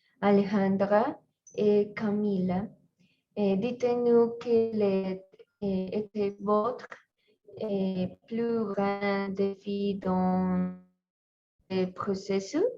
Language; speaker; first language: French; non-native, learner; Spanish